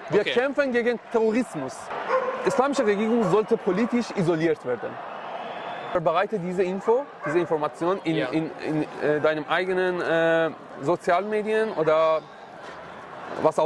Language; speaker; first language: German; non-native, learner; Persian